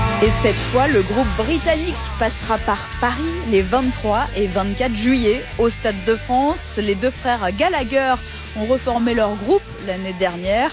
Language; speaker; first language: French; native; French